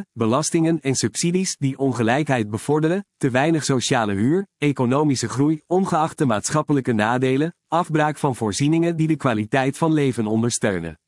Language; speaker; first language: Dutch; native; Dutch